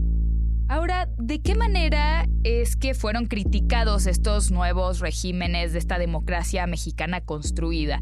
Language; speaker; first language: Spanish; native; Spanish